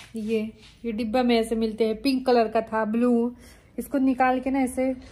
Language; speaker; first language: Hindi; non-native, local second language; Bhojpuri